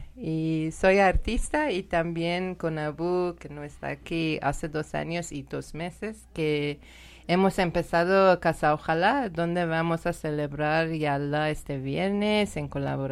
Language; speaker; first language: Spanish; non-native, learner; Persian